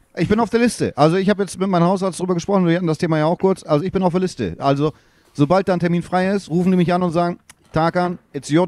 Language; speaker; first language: German; native; German